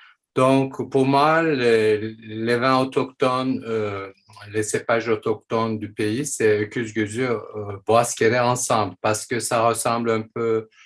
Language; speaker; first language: French; non-native, fluent; Turkish